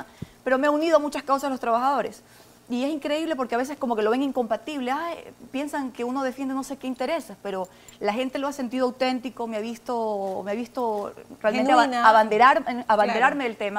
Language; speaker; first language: Spanish; native; Spanish